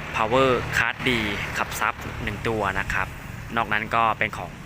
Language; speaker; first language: Thai; non-native, local second language; Northeastern Thai